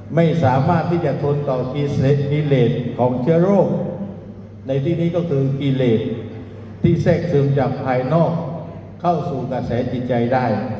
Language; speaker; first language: Thai; native; Thai